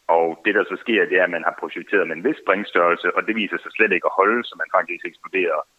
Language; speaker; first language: Danish; native; Danish